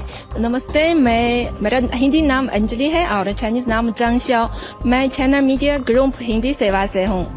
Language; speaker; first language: Hindi; non-native, fluent; Chinese